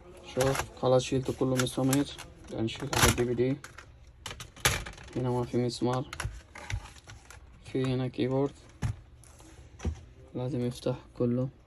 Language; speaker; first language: Arabic; non-native, learner; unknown